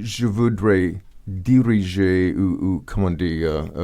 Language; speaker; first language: French; non-native, fluent; English